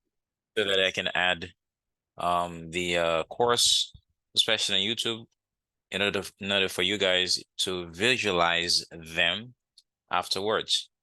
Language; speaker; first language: English; non-native, fluent; Haitian Creole